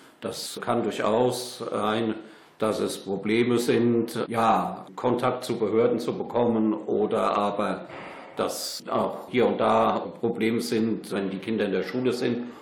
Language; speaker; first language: German; native; German